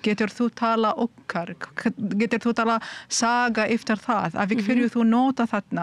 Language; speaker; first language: Icelandic; non-native, learner; Arabic